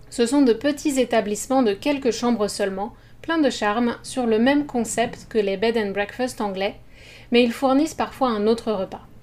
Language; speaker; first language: French; native; French